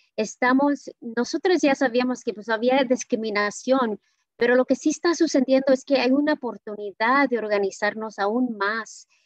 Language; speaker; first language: Spanish; early bilingual, heritage; Spanish